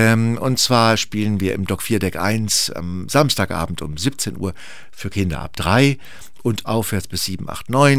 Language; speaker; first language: German; native; German